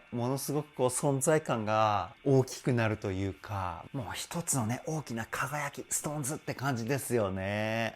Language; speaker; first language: Japanese; native; Japanese